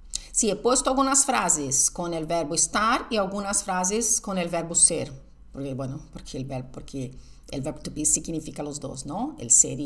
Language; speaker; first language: Spanish; non-native, fluent; Portuguese